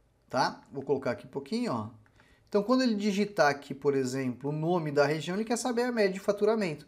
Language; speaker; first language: Portuguese; native; Portuguese